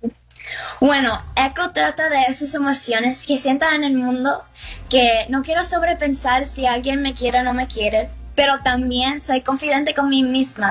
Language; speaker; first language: Spanish; early bilingual, heritage; English